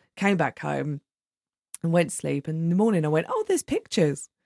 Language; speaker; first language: English; native; English